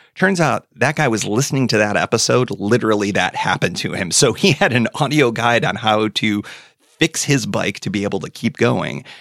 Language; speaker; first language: English; native; English